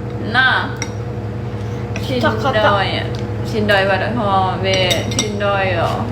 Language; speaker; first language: Japanese; non-native, learner; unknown